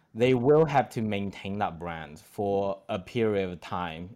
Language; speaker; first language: English; non-native, fluent; Chinese